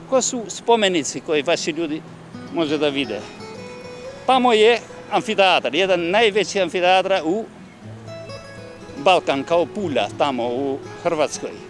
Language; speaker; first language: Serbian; non-native, learner; Albanian